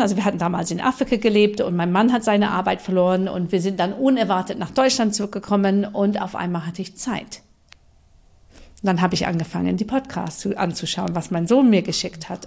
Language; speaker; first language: German; non-native, fluent; English